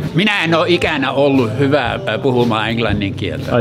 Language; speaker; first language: Finnish; early bilingual, other home language; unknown